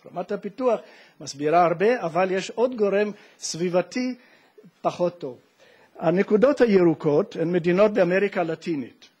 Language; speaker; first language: Hebrew; non-native, fluent; Italian